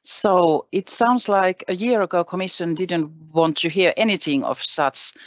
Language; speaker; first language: English; non-native, fluent; Finnish